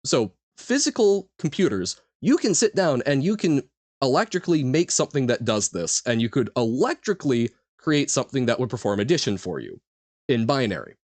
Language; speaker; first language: English; native; English